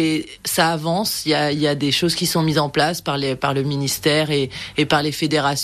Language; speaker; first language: French; native; French